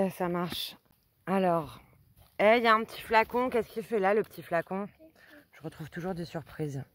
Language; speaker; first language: French; native; French